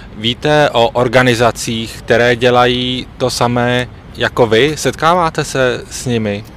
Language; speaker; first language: Czech; native; Czech